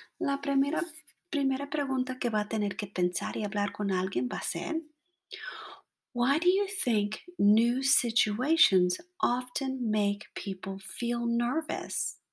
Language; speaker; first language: Spanish; non-native, fluent; English